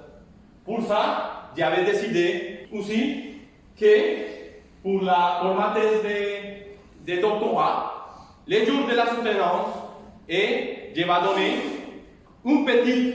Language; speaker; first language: French; non-native, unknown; Spanish